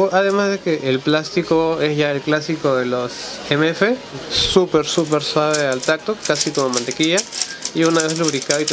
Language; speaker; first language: Spanish; native; Spanish